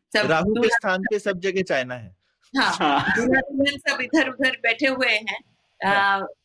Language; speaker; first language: Hindi; non-native, local second language; Bangla